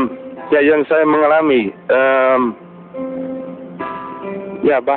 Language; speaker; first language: Indonesian; non-native, fluent; Dutch